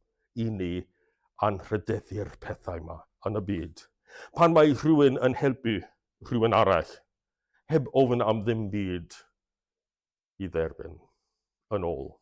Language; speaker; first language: Welsh; non-native, fluent; English